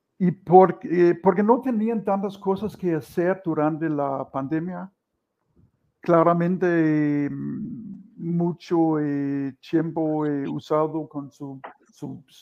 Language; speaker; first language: Spanish; non-native, fluent; Danish